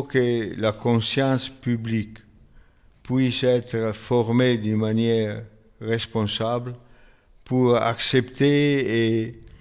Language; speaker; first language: French; non-native, fluent; Italian